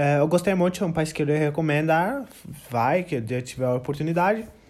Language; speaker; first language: Portuguese; non-native, learner; English